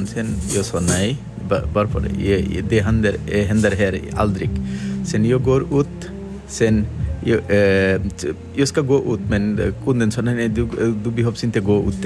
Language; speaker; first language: Swedish; non-native, learner; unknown